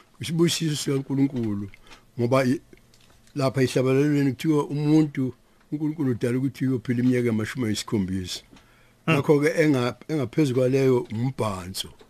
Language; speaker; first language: Zulu; native; Zulu